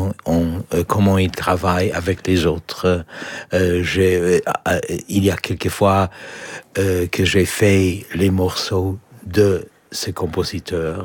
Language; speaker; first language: French; non-native, fluent; English